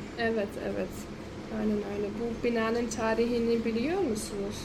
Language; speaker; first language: Turkish; non-native, learner; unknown